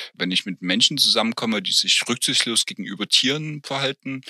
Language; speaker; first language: German; native; German